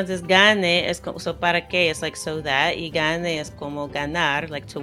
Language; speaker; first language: Spanish; non-native, fluent; English